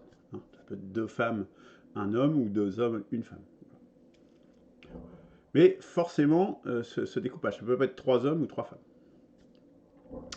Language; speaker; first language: French; native; French